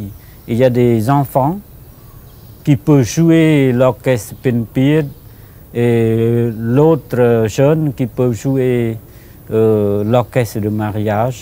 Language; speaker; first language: French; non-native, fluent; Khmer